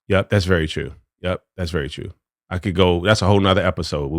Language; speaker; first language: English; native; English